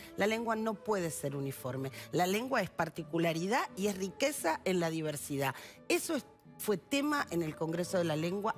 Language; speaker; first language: Spanish; native; Spanish